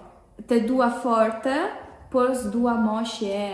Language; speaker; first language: Albanian; early bilingual, heritage; Albanian